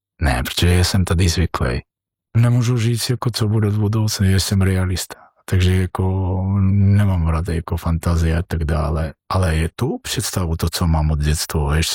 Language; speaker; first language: Czech; non-native, learner; Georgian